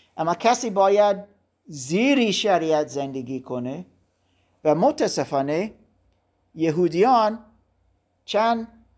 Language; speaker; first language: Persian; non-native, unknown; German